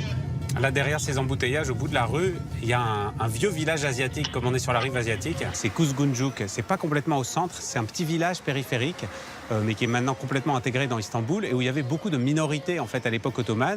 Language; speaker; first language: French; native; French